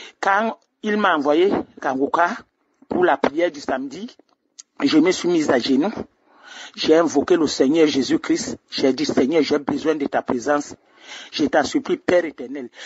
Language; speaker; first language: French; non-native, local second language; Rundi